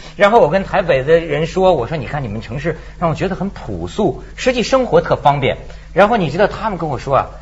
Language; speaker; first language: Chinese; native; Chinese